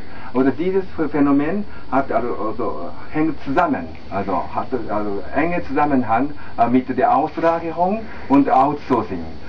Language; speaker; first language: German; non-native, fluent; Japanese